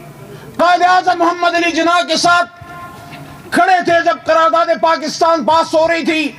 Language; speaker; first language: Urdu; native; Urdu